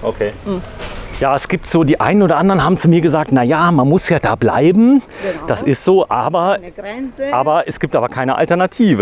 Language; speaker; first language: German; native; German